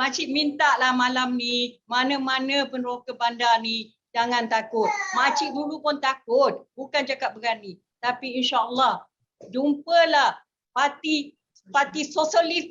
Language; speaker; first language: Malay; native; Malay